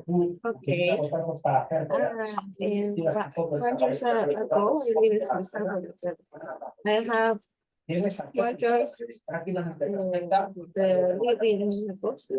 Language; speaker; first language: English; non-native, learner; Spanish